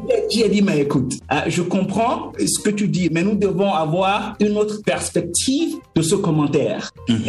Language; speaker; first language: French; non-native, local second language; Ewe